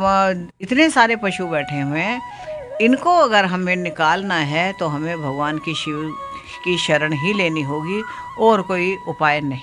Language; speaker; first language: Hindi; native; Hindi